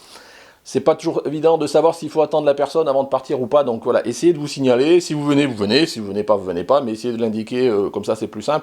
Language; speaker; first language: French; native; French